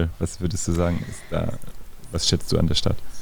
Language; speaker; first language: German; native; German